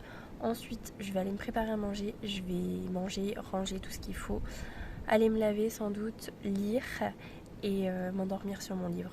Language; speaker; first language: French; native; French